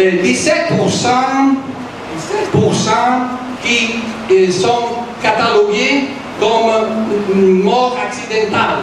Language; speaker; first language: French; non-native, fluent; Italian